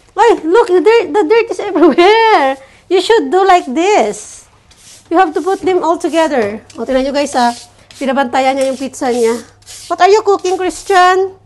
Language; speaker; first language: English; non-native, local second language; Filipino